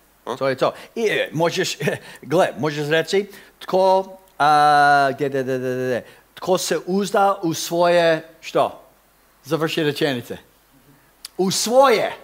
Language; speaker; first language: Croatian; non-native, fluent; English